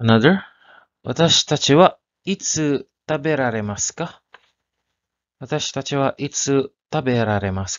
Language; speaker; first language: Japanese; non-native, learner; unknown